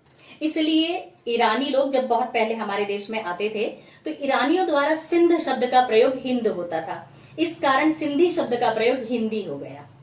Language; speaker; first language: Hindi; native; Hindi